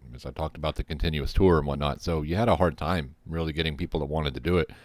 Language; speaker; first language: English; native; English